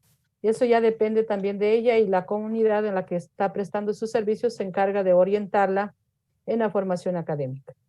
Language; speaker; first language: Spanish; native; Spanish